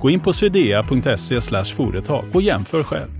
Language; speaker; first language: Swedish; native; Swedish